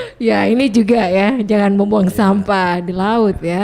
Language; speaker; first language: Indonesian; native; Indonesian